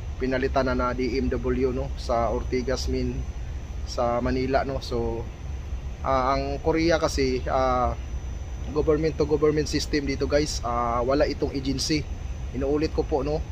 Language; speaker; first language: Filipino; non-native, local second language; Cebuano